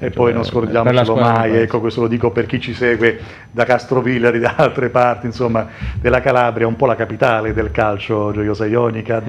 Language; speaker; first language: Italian; native; Italian